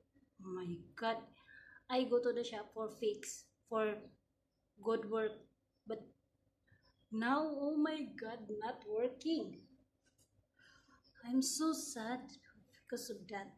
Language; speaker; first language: English; non-native, learner; Filipino